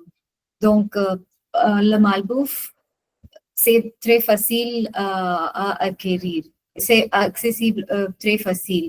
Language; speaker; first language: French; non-native, learner; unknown